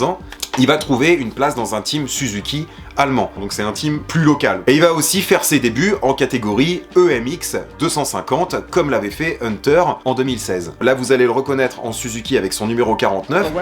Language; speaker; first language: French; native; French